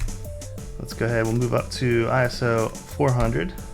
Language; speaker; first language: English; native; English